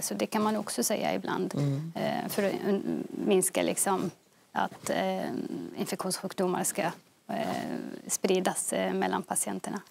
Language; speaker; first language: Swedish; early bilingual, other home language; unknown